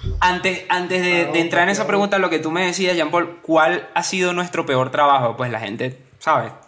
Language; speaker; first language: Spanish; native; Spanish